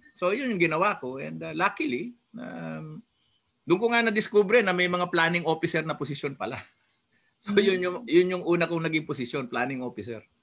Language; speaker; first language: Filipino; non-native, local second language; Iloko